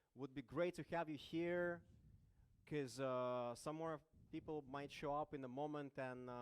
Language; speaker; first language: English; non-native, fluent; Lithuanian